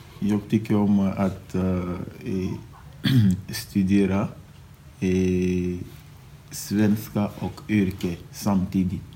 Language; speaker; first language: Swedish; non-native, learner; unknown